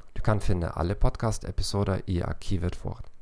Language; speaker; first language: Norwegian; non-native, learner; German